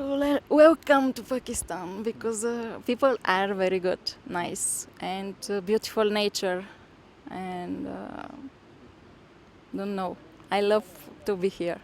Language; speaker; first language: English; non-native, learner; Bulgarian